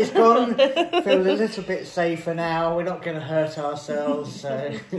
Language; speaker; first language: English; native; English